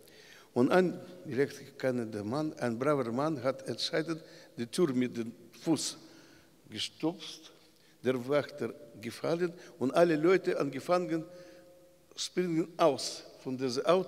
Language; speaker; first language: German; non-native, learner; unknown